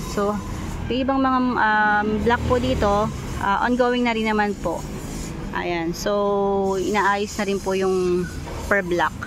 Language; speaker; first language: Filipino; native; Filipino